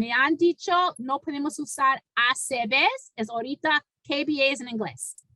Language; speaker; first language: Spanish; non-native, fluent; English